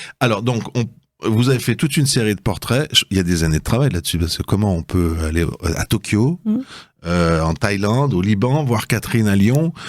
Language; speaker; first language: French; native; French